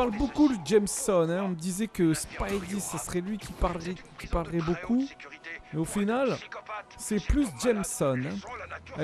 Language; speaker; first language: French; native; French